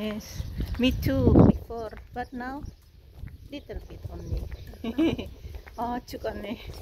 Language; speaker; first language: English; non-native, learner; Indonesian